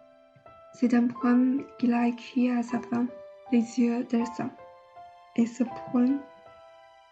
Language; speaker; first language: French; non-native, learner; Chinese